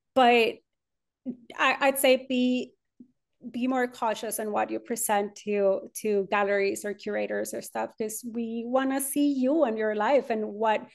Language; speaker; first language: English; non-native, fluent; Spanish